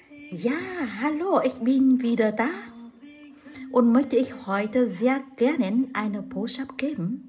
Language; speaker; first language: German; non-native, fluent; Vietnamese